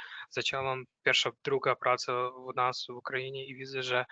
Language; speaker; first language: Polish; non-native, fluent; Ukrainian